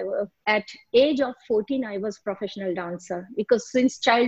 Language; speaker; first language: English; non-native, local second language; Hindi